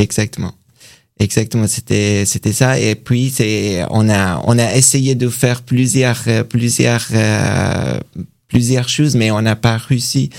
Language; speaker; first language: French; non-native, learner; Persian